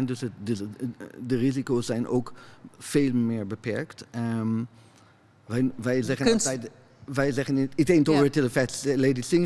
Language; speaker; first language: Dutch; non-native, fluent; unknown